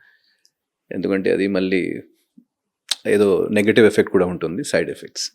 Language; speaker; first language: Telugu; non-native, fluent; Hindi